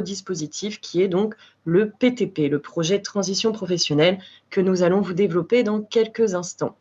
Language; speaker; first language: French; native; French